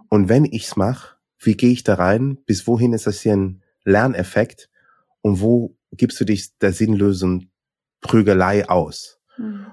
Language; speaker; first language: German; early bilingual, other home language; Swahili